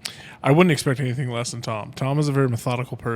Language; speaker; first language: English; native; English